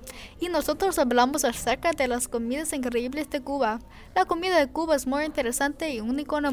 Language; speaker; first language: Spanish; non-native, learner; English